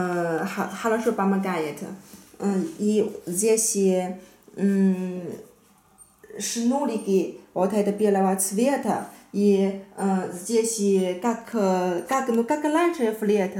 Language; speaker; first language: Russian; non-native, learner; Chinese